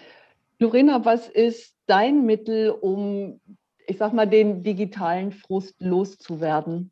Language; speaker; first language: German; native; German